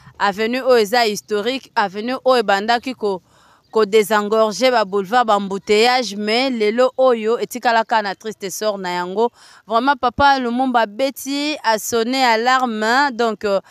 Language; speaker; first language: Lingala; native; Lingala